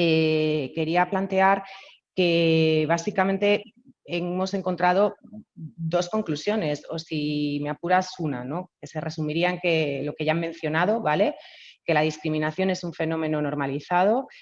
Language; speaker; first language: Spanish; native; Spanish